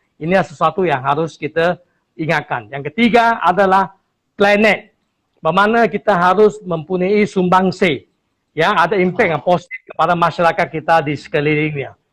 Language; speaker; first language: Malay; non-native, local second language; Chinese